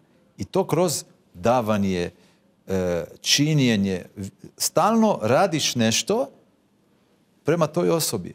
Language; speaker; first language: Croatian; non-native, fluent; Hebrew